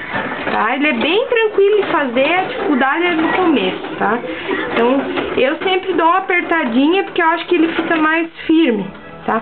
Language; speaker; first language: Portuguese; native; Portuguese